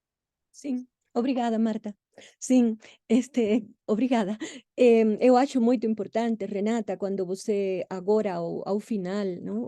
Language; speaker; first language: Portuguese; non-native, fluent; Spanish